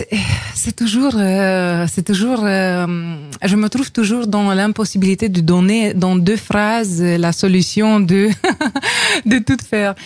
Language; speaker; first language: French; non-native, fluent; Romanian